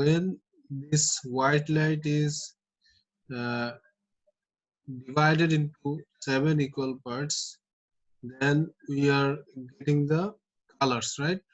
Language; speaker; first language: English; non-native, local second language; Bangla